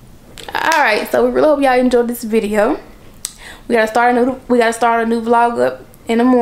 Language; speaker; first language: English; native; English